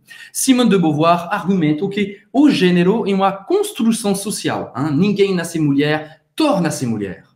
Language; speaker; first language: Portuguese; non-native, fluent; French